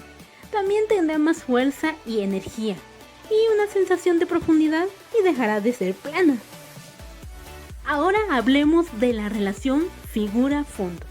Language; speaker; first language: Spanish; native; Spanish